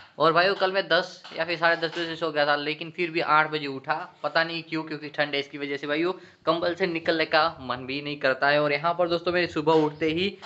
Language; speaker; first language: Hindi; non-native, local second language; Gujarati